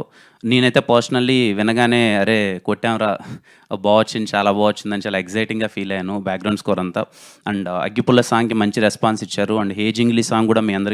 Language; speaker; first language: Telugu; native; Telugu